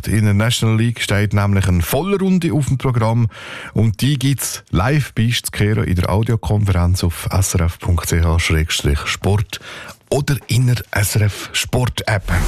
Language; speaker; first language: German; native; German